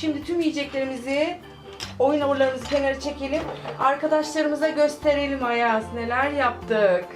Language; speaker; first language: Turkish; native; Turkish